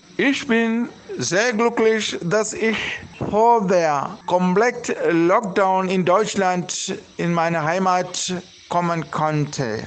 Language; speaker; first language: German; non-native, learner; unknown